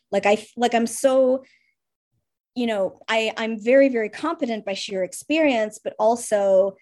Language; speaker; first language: English; early bilingual, heritage; Russian